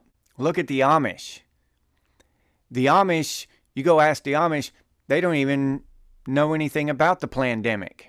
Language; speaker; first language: English; native; English